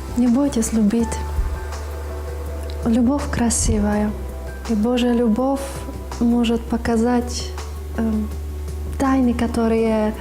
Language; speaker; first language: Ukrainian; non-native, learner; Czech